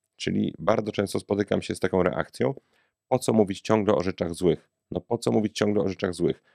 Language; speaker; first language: Polish; native; Polish